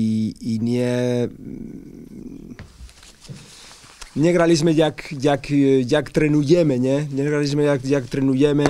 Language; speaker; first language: Polish; non-native, learner; Spanish